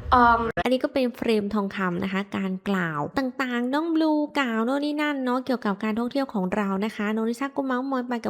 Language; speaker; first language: Thai; native; Thai